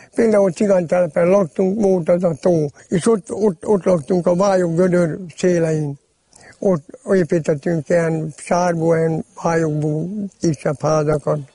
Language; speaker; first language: Hungarian; native; Hungarian